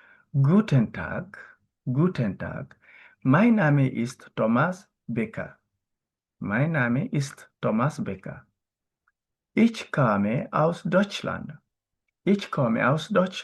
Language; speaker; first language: German; non-native, learner; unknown